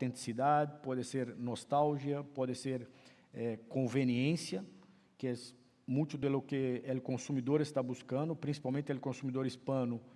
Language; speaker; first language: Spanish; non-native, fluent; Portuguese